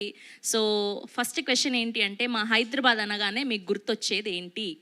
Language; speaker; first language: Telugu; native; Telugu